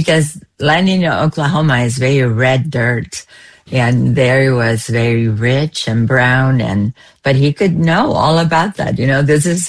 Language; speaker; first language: English; non-native, fluent; Spanish